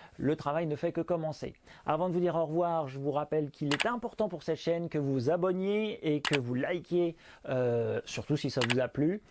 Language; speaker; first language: French; native; French